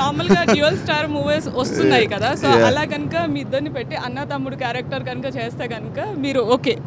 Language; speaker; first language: Telugu; native; Telugu